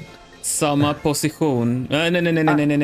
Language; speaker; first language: Swedish; non-native, learner; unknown